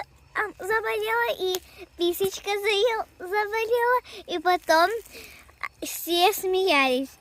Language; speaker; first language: Russian; early bilingual, heritage; Russian